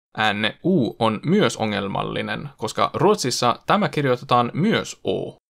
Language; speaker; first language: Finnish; non-native, fluent; Swedish